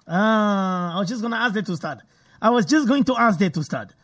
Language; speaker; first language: English; native; English